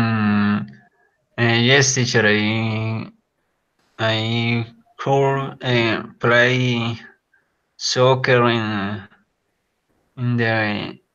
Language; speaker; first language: English; non-native, learner; Spanish